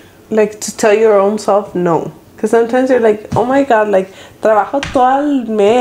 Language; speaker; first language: English; early bilingual, other home language; Spanish